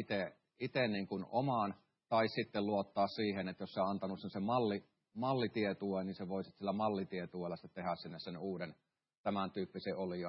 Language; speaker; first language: Finnish; native; Finnish